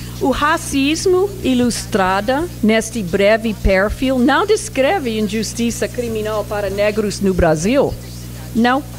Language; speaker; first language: Portuguese; non-native, fluent; English